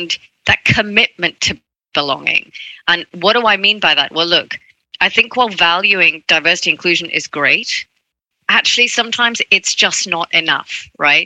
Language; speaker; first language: English; non-native, local second language; Cantonese